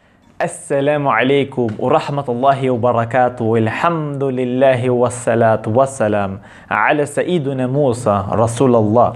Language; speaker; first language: Arabic; non-native, local second language; Hebrew